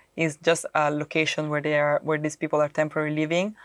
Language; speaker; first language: English; non-native, fluent; Italian